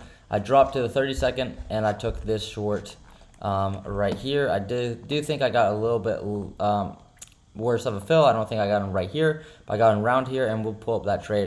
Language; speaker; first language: English; native; English